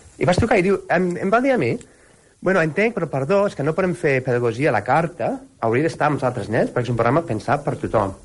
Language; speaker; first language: Catalan; non-native, fluent; English